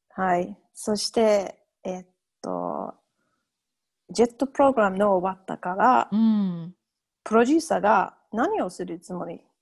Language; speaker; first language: Japanese; non-native, learner; English